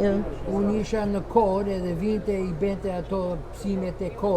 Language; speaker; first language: Albanian; early bilingual, heritage; Albanian